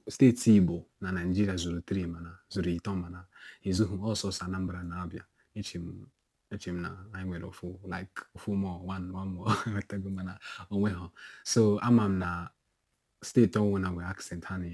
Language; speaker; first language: Igbo; non-native, local second language; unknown